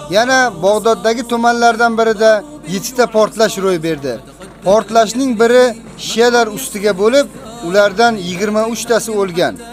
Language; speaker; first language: Uzbek; native; Uzbek